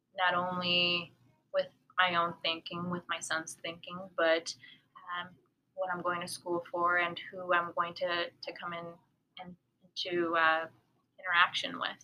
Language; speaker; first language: English; early bilingual, other home language; Spanish